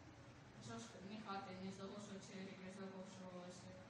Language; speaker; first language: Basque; non-native, learner; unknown